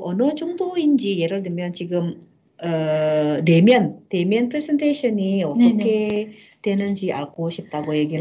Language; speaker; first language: Korean; non-native, fluent; Indonesian